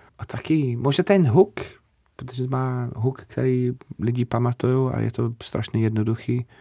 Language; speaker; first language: Czech; non-native, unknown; English